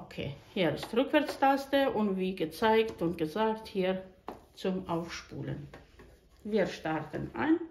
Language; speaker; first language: German; non-native, fluent; Bosnian